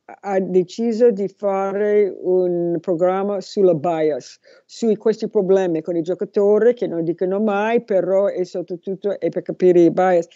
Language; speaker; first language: Italian; non-native, learner; English